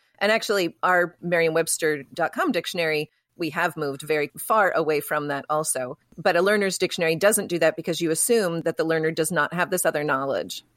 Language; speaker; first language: English; native; English